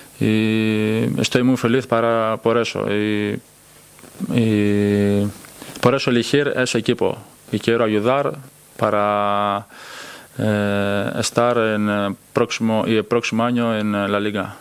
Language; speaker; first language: Spanish; non-native, learner; Greek